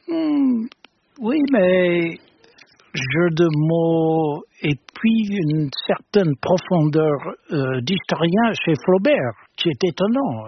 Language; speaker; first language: French; non-native, fluent; English